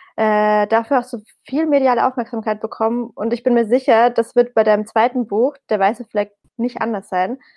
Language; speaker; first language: German; early bilingual, other home language; Persian